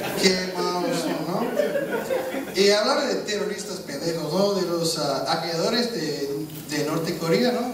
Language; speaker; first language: Spanish; non-native, fluent; English